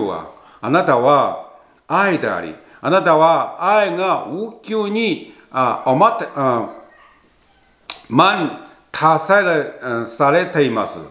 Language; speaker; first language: Japanese; non-native, learner; Chinese